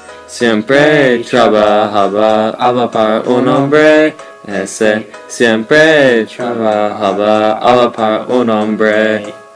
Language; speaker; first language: Spanish; non-native, learner; English